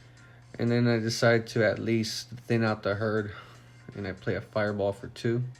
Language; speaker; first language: English; native; English